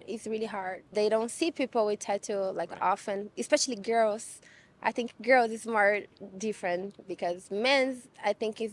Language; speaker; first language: English; non-native, fluent; Portuguese